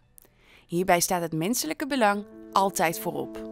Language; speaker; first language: Dutch; native; Dutch